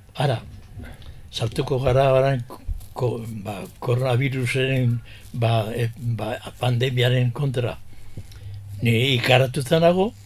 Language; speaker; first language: Basque; early bilingual, heritage; Basque